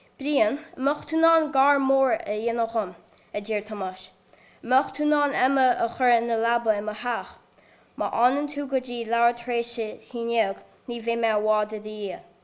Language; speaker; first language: Irish; native; Irish